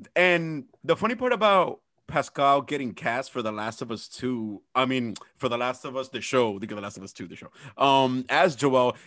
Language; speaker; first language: English; early bilingual, other home language; Spanish